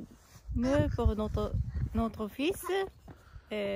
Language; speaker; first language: French; non-native, learner; Japanese